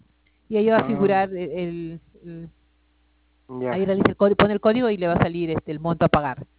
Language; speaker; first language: Spanish; native; Spanish